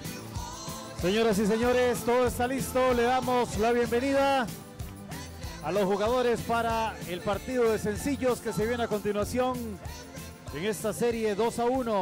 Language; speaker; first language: Spanish; native; Spanish